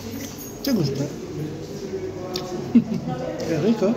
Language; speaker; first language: Spanish; non-native, learner; Filipino